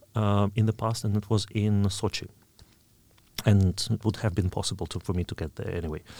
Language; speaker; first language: English; non-native, fluent; Russian